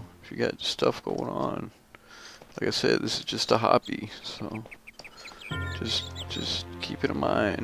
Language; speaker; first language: English; native; English